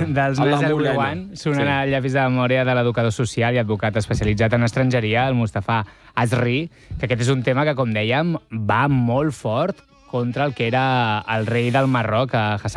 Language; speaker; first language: Catalan; native; Catalan